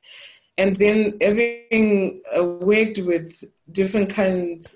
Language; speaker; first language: English; non-native, local second language; Shona